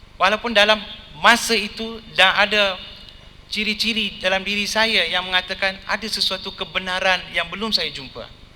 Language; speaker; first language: Malay; non-native, local second language; Tamil